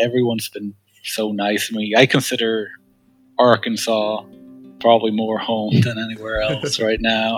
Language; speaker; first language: English; non-native, fluent; Swedish